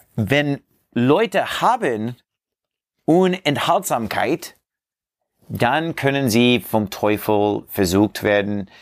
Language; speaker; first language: German; non-native, learner; English